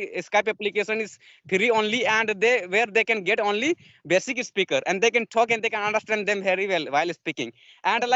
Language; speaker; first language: English; non-native, learner; Santali